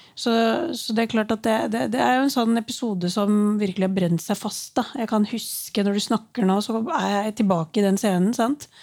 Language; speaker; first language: Norwegian; early bilingual, other home language; Urdu